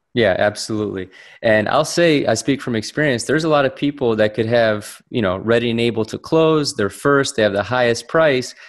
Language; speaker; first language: English; native; English